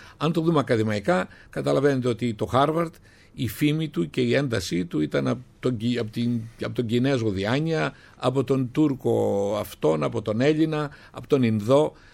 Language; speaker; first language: Greek; native; Greek